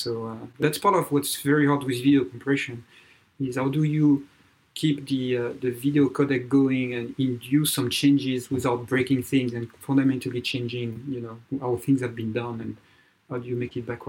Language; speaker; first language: English; non-native, fluent; French